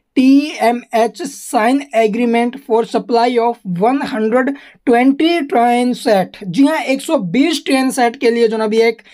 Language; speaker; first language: Hindi; native; Hindi